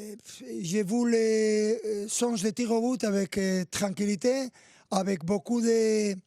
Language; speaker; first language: French; non-native, fluent; Spanish